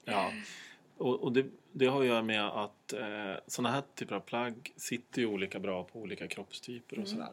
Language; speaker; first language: Swedish; native; Swedish